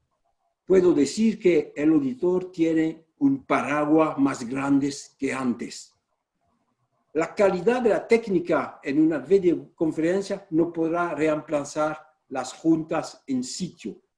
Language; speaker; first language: Spanish; non-native, fluent; French